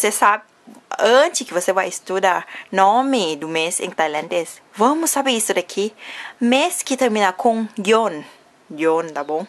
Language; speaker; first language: Portuguese; non-native, learner; Thai